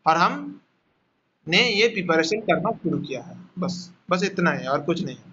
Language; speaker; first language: Hindi; non-native, local second language; Bangla